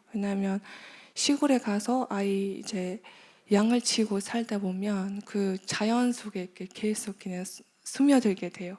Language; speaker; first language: Korean; non-native, fluent; Mongolian